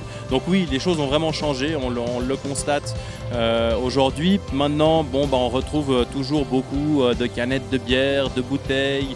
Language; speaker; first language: French; native; French